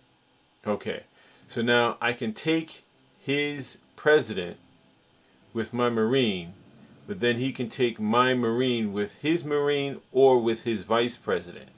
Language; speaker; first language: English; native; English